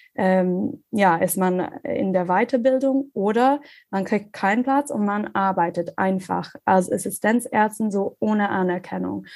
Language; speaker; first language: German; non-native, learner; English